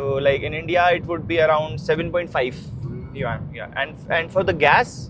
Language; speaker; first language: English; non-native, local second language; Hindi